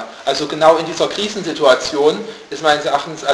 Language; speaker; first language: German; native; German